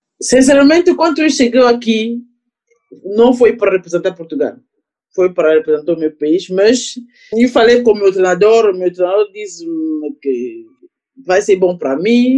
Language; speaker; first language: Portuguese; non-native, learner; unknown